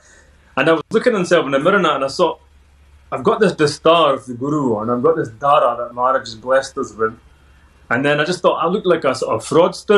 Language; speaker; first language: English; native; English